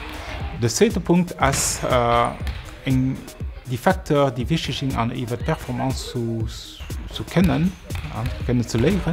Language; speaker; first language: German; non-native, local second language; Luxembourgish